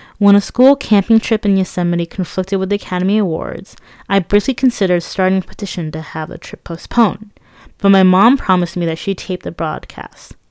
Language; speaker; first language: English; early bilingual, other home language; Persian